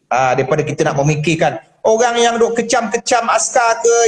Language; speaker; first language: Malay; native; Malay